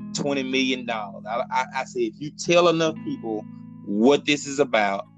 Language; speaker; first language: English; native; English